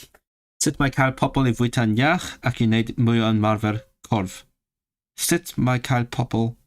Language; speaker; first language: Welsh; non-native, learner; Cantonese